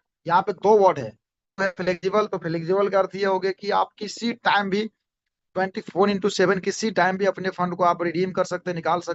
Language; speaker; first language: Hindi; native; Hindi